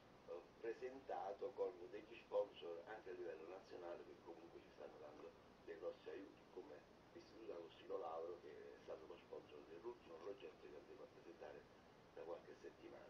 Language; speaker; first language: Italian; native; Italian